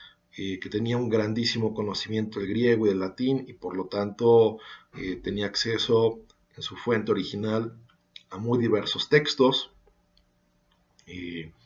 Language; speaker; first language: Spanish; native; Spanish